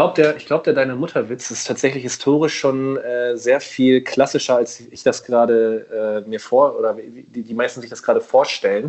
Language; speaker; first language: German; native; German